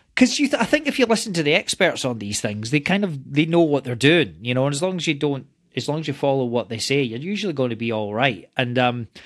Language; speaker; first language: English; native; English